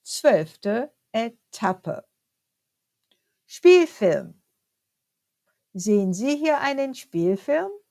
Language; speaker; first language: German; non-native, fluent; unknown